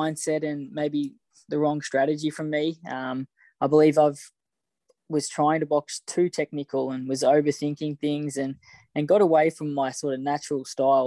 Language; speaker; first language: English; native; English